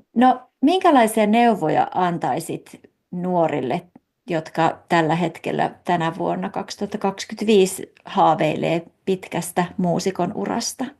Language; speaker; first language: Finnish; native; Finnish